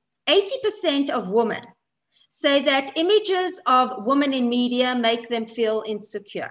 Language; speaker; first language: English; non-native, fluent; Polish